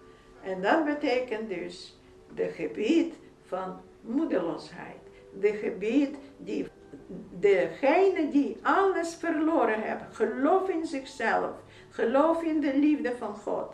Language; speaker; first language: Dutch; non-native, fluent; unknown